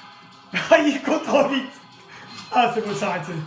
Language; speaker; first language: French; native; French